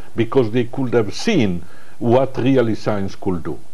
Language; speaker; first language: English; non-native, fluent; Italian